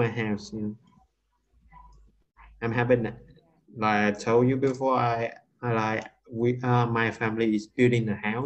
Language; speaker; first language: English; non-native, learner; Vietnamese